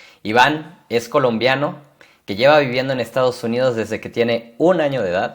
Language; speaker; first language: Spanish; native; Spanish